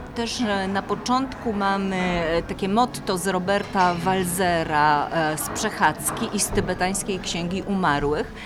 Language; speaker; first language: Polish; native; Polish